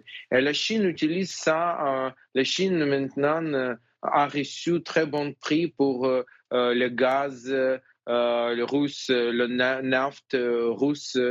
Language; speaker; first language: French; non-native, fluent; Ukrainian